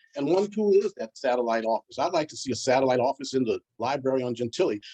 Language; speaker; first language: English; native; English